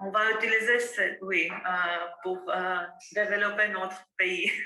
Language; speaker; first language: French; non-native, learner; Armenian